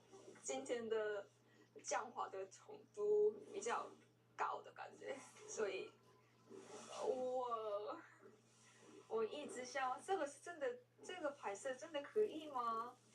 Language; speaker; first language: Chinese; non-native, learner; Korean